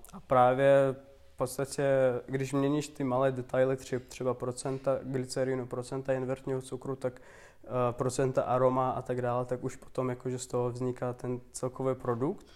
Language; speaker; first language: Czech; non-native, fluent; Turkmen